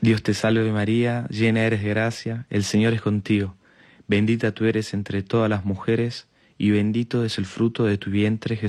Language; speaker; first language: Spanish; native; Spanish